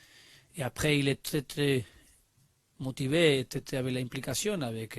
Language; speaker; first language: French; non-native, learner; Spanish